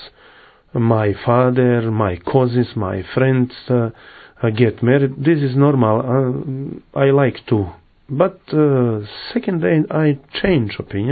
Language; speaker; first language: English; non-native, learner; Bosnian